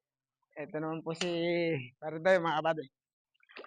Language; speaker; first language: Filipino; native; Filipino